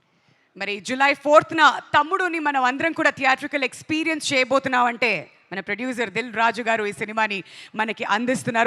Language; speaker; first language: Telugu; native; Telugu